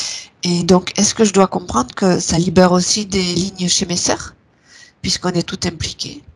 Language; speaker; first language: French; native; French